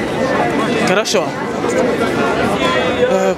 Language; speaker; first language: Russian; non-native, learner; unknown